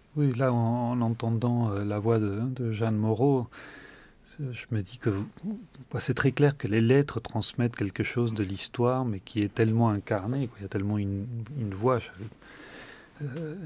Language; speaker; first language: French; early bilingual, other home language; Spanish